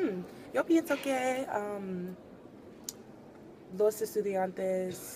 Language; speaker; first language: Spanish; non-native, learner; English